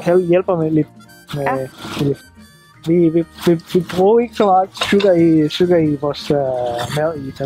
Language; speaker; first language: Danish; non-native, learner; Swahili